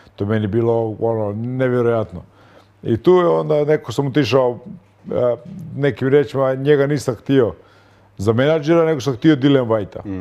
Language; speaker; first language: Croatian; native; Croatian